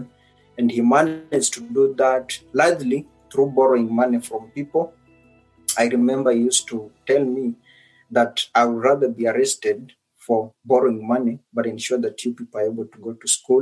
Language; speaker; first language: English; non-native, local second language; Luyia